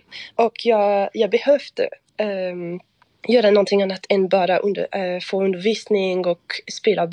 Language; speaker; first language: Swedish; non-native, fluent; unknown